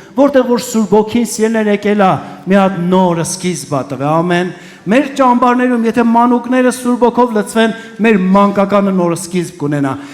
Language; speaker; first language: Armenian; early bilingual, heritage; Armenian